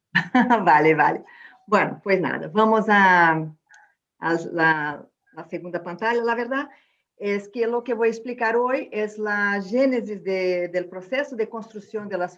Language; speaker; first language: Spanish; non-native, fluent; Portuguese